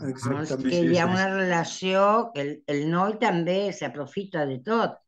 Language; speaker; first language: Catalan; early bilingual, heritage; Spanish